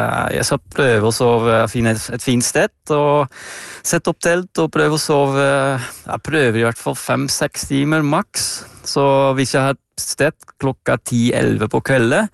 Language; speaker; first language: Norwegian; non-native, fluent; Dutch